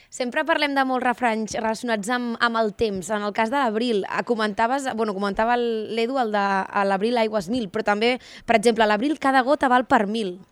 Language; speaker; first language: Catalan; native; Catalan